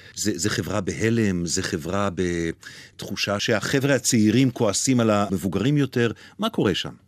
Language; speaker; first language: Hebrew; native; Hebrew